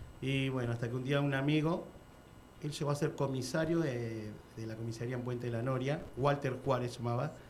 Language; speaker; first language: Spanish; native; Spanish